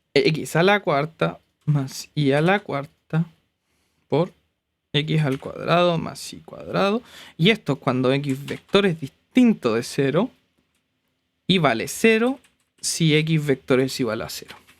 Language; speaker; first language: Spanish; native; Spanish